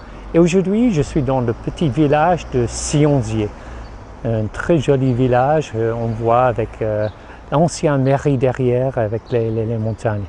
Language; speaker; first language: French; non-native, fluent; English